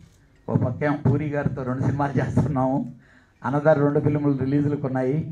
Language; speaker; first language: Telugu; native; Telugu